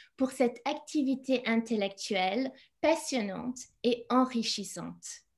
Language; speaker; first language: French; non-native, fluent; English